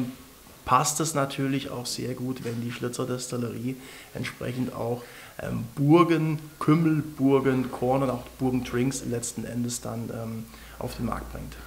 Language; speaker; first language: German; native; German